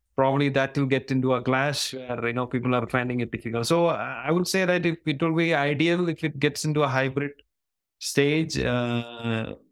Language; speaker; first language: English; non-native, local second language; Malayalam